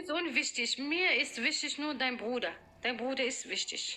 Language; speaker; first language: German; non-native, fluent; Arabic